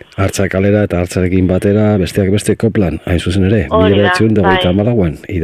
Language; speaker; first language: Basque; native; Basque